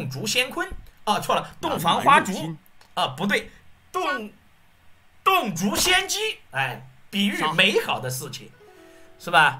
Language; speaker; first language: Chinese; native; Chinese